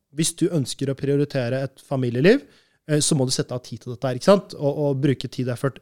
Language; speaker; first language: Norwegian; early bilingual, other home language; Urdu